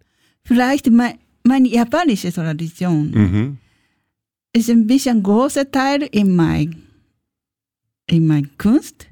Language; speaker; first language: German; non-native, learner; Japanese